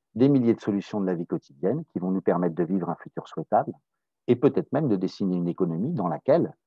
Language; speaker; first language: French; native; French